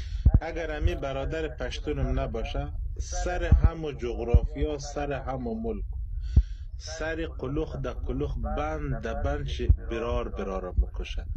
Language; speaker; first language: Persian; native; Persian